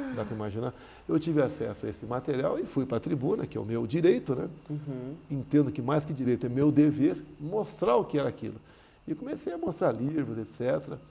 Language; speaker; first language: Portuguese; native; Portuguese